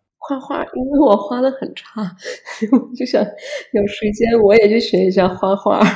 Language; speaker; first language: Chinese; non-native, fluent; Vietnamese